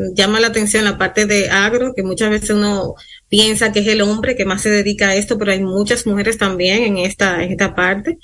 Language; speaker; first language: Spanish; native; Spanish